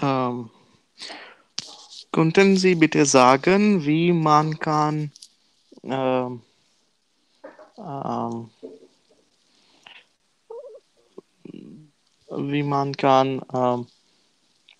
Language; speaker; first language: German; non-native, learner; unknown